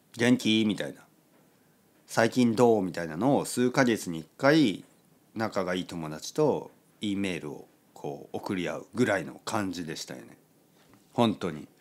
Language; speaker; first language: Japanese; native; Japanese